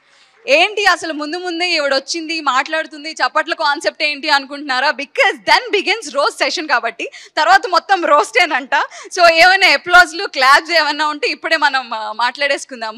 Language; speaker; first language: Telugu; native; Telugu